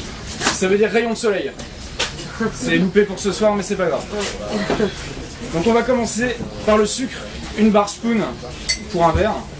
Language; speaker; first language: French; non-native, fluent; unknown